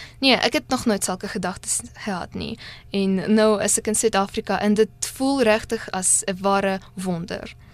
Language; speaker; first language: Afrikaans; non-native, fluent; Russian